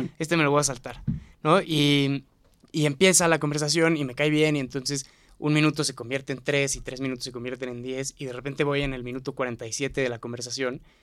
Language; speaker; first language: Spanish; native; Spanish